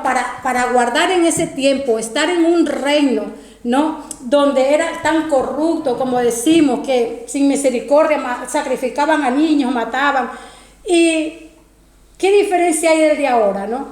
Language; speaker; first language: Spanish; native; Spanish